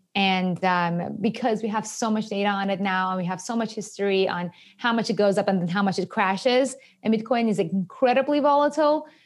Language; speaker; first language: English; non-native, fluent; Persian